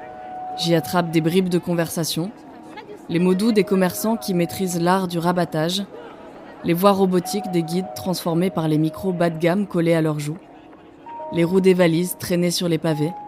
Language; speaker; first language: French; native; French